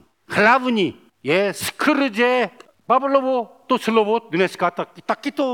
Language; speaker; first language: Czech; non-native, learner; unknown